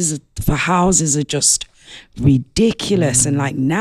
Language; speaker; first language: English; native; English